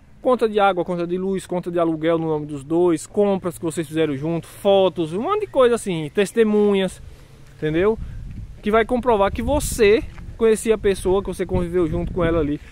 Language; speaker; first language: Portuguese; native; Portuguese